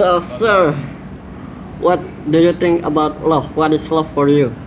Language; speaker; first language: English; non-native, learner; Indonesian